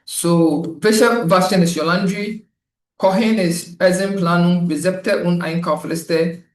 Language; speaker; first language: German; non-native, fluent; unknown